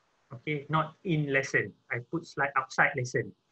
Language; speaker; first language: English; non-native, local second language; Malay